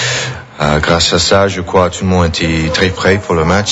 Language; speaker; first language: French; non-native, fluent; English